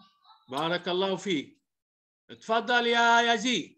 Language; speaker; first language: Arabic; native; Arabic